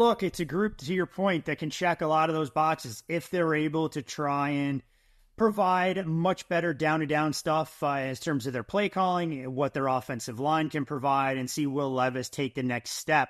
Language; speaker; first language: English; native; English